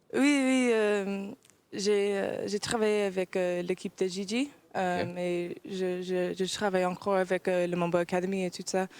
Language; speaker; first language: French; early bilingual, heritage; English